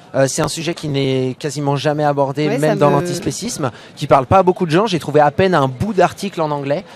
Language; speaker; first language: French; native; French